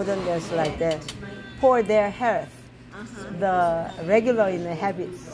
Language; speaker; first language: English; non-native, learner; Korean